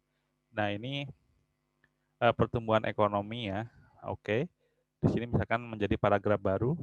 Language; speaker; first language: Indonesian; native; Indonesian